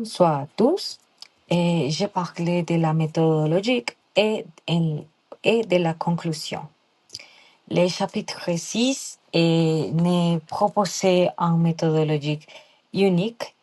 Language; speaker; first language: French; non-native, learner; Spanish